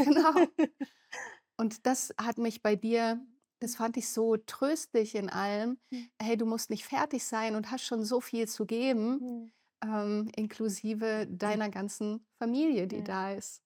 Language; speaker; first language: German; native; German